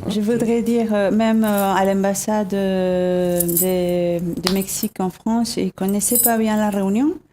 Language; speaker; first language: French; non-native, fluent; Spanish